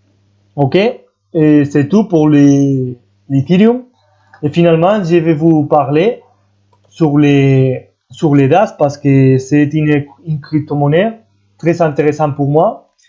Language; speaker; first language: French; non-native, fluent; Spanish